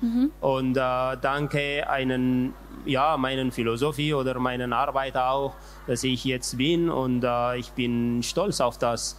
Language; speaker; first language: German; non-native, learner; Tigrinya